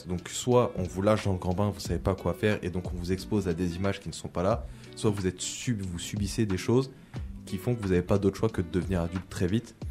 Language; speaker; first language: French; native; French